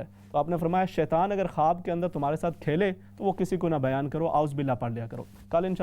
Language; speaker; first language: Urdu; native; Urdu